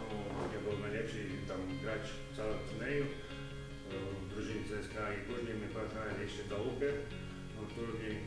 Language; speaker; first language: Polish; non-native, learner; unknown